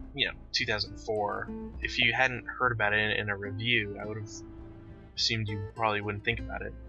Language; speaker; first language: English; native; English